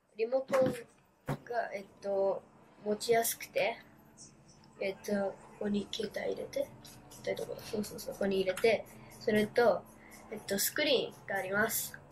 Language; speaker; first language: Japanese; early bilingual, heritage; Japanese